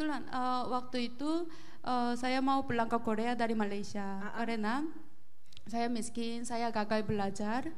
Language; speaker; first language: Indonesian; non-native, learner; Korean